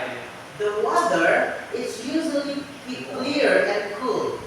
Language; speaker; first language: English; non-native, learner; Indonesian